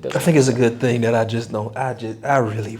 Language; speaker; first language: English; native; English